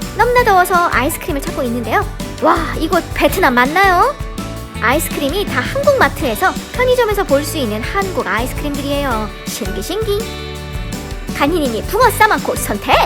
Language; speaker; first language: Korean; native; Korean